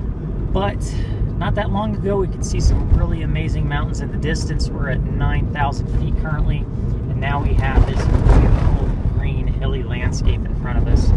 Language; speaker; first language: English; native; English